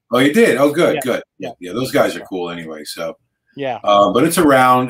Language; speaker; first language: English; native; English